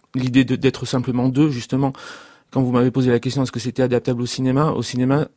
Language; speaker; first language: French; native; French